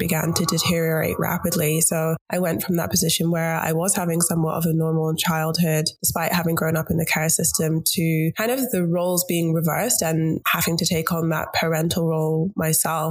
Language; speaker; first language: English; native; English